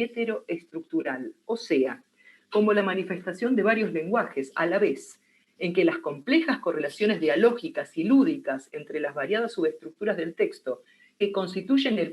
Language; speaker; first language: Spanish; native; Spanish